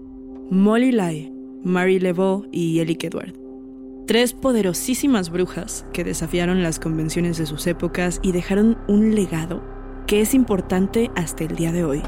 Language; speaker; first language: Spanish; native; Spanish